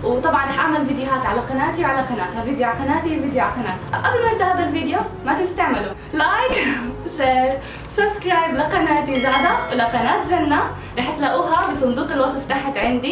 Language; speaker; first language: Arabic; native; Arabic